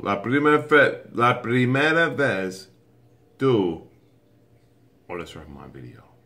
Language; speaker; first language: Spanish; non-native, learner; English